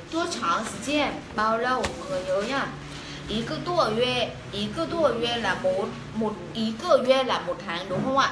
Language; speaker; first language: Chinese; non-native, fluent; Vietnamese